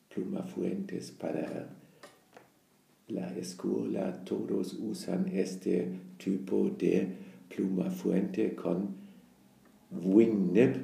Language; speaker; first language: Spanish; non-native, fluent; German